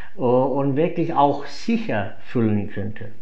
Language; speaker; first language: German; non-native, fluent; English